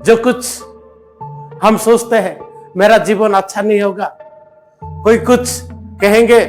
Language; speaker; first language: Hindi; non-native, local second language; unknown